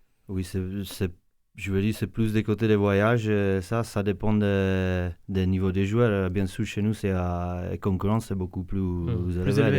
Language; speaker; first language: French; non-native, fluent; Czech